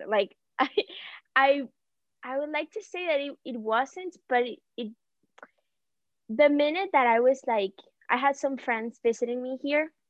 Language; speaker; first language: English; non-native, fluent; Spanish